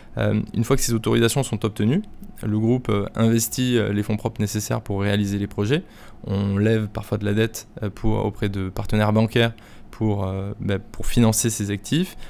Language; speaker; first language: French; native; French